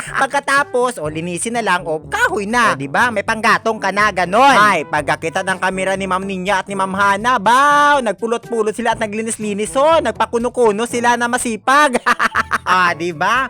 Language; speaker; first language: Filipino; non-native, local second language; Masbatenyo